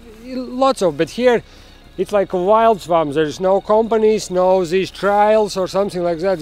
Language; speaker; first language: English; non-native, learner; Latvian